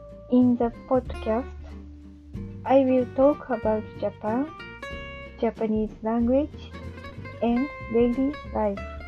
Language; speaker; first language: English; non-native, learner; Japanese